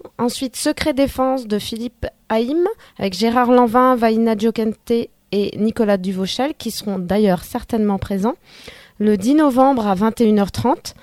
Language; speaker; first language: French; native; French